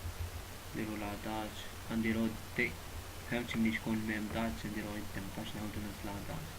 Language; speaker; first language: Arabic; native; Arabic